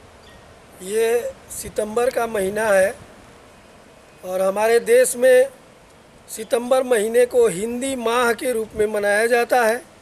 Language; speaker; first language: Hindi; native; Hindi